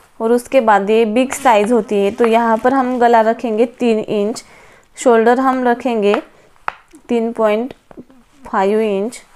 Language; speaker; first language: Hindi; non-native, local second language; Marathi